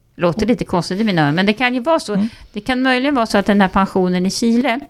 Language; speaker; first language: Swedish; non-native, fluent; Spanish